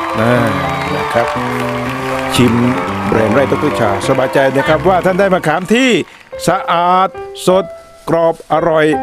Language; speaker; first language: Thai; native; Thai